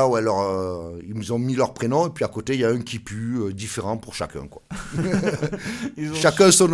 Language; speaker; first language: French; native; French